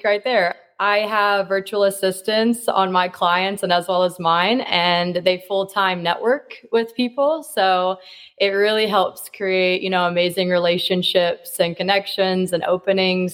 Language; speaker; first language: English; native; English